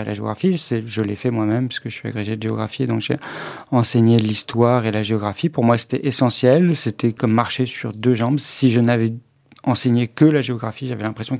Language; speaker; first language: French; native; French